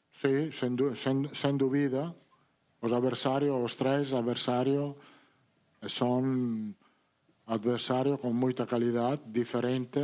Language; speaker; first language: Portuguese; non-native, learner; Italian